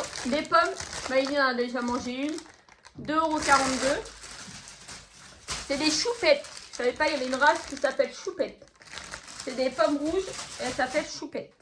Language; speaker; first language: French; native; French